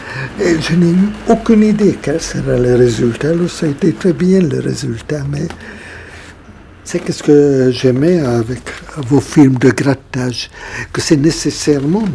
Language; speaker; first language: French; non-native, fluent; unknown